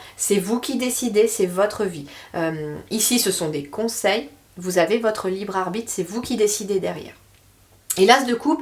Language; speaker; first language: French; native; French